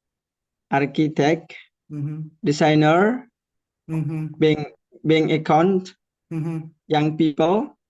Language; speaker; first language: English; non-native, learner; Indonesian